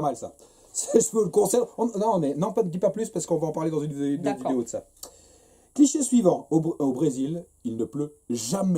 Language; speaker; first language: French; native; French